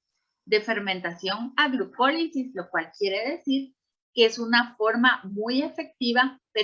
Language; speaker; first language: Spanish; native; Spanish